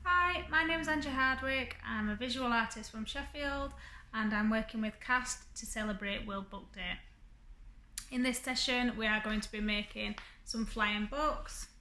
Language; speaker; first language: English; native; English